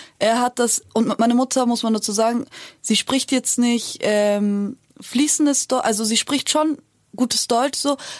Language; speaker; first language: German; early bilingual, other home language; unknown